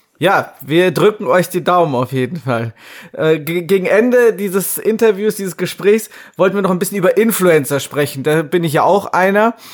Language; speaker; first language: German; native; German